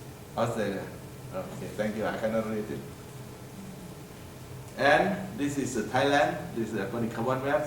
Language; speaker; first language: English; non-native, learner; Thai